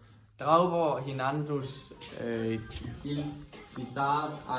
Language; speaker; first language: German; non-native, learner; Danish